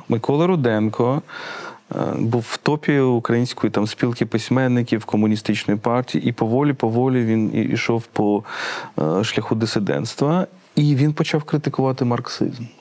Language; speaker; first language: Ukrainian; native; Ukrainian